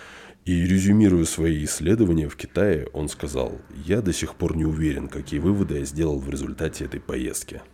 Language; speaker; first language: Russian; native; Russian